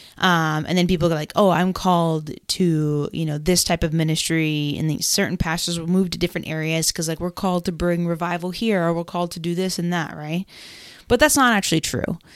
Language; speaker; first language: English; native; English